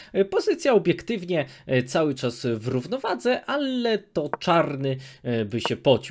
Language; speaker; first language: Polish; native; Polish